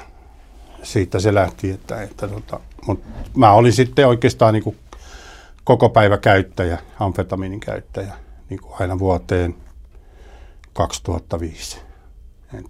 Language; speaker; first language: Finnish; early bilingual, heritage; Finnish